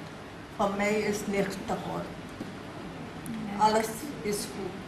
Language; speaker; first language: Dutch; non-native, local second language; Caribbean Hindustani